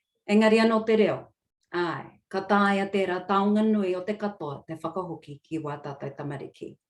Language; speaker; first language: Māori; non-native, local second language; English